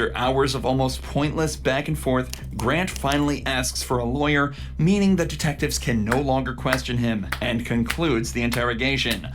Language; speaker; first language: English; native; English